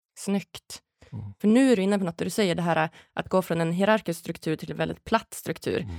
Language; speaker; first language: Swedish; native; Swedish